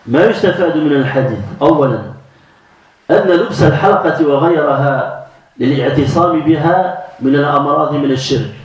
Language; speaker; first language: Arabic; non-native, fluent; French